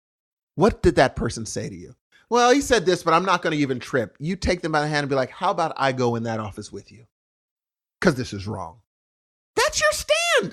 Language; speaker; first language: English; native; English